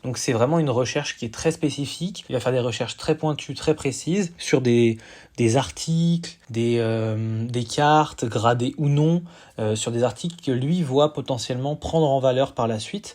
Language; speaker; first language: French; native; French